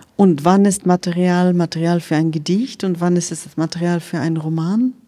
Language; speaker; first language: German; native; German